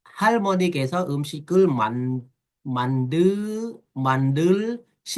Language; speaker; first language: Korean; non-native, fluent; Khmer